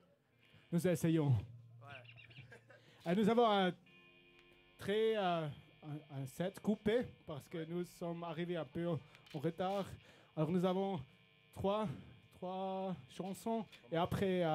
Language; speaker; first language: French; non-native, learner; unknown